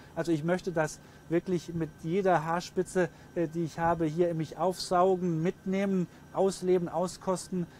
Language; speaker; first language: German; native; German